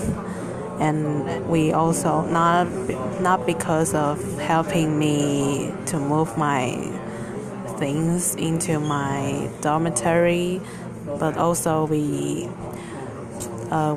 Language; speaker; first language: English; non-native, learner; Chinese